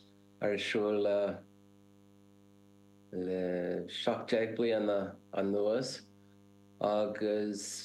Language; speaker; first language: Irish; non-native, learner; English